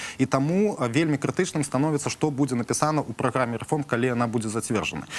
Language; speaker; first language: Belarusian; non-native, local second language; Russian